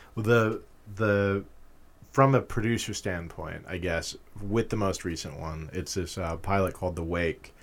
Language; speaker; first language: English; native; English